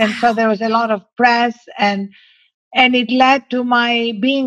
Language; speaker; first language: English; non-native, fluent; Greek